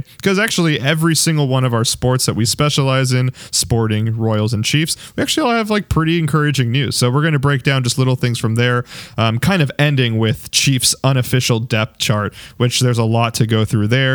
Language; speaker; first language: English; native; English